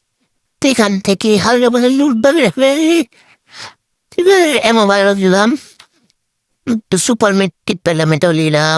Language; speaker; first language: Bangla; native; Bangla